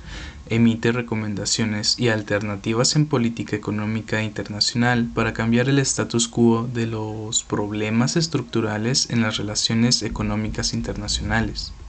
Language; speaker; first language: Spanish; native; Spanish